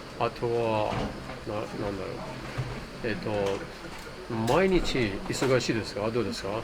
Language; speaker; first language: Japanese; non-native, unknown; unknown